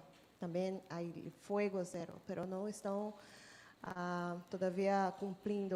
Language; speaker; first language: Spanish; non-native, fluent; Portuguese